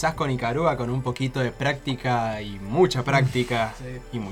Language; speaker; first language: Spanish; native; Spanish